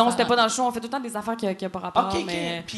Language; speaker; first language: French; native; French